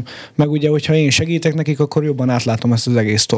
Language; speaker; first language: Hungarian; native; Hungarian